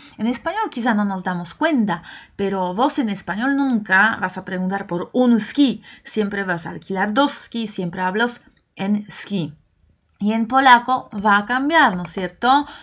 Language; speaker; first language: Spanish; non-native, fluent; Polish